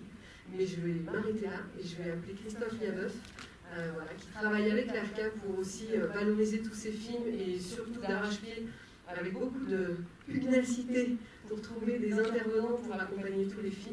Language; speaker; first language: French; native; French